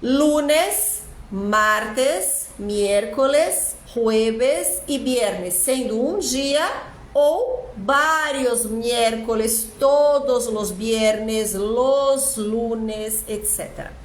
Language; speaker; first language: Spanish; non-native, fluent; Portuguese